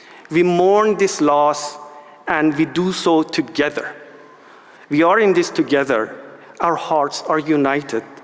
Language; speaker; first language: English; non-native, fluent; Persian